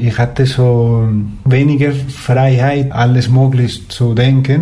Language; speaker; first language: German; non-native, fluent; Spanish